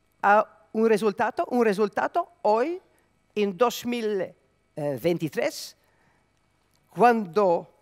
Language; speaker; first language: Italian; non-native, learner; Serbian